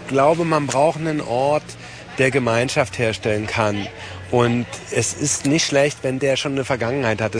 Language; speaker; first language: German; native; German